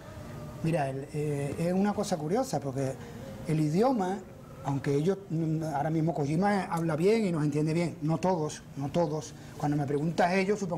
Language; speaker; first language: Spanish; native; Spanish